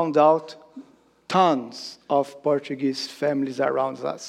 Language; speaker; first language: English; non-native, fluent; Portuguese